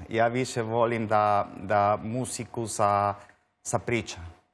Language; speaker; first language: Serbian; non-native, learner; Spanish